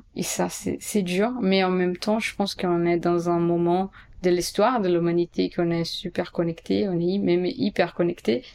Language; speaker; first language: French; non-native, fluent; Portuguese